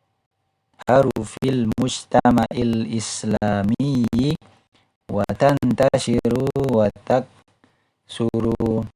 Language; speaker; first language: Arabic; non-native, fluent; Indonesian